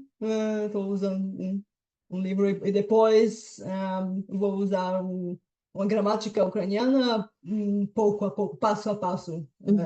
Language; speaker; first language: Portuguese; non-native, fluent; Bulgarian